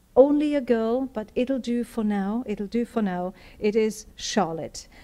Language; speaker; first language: English; non-native, fluent; German